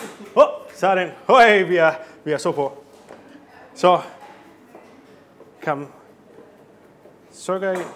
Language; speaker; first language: Danish; non-native, fluent; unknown